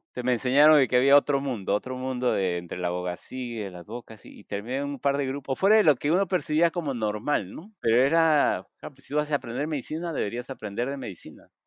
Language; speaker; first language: Spanish; native; Spanish